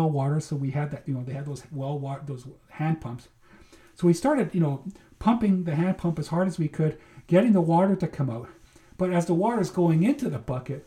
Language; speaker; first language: English; native; English